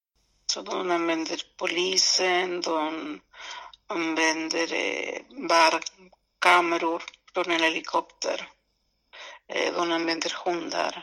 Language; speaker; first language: Swedish; non-native, fluent; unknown